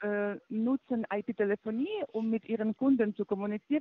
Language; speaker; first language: German; non-native, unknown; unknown